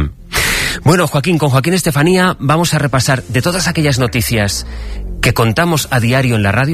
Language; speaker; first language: Spanish; native; Spanish